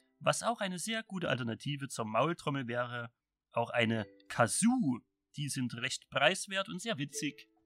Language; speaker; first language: German; native; German